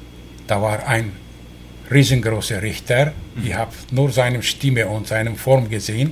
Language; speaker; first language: German; non-native, learner; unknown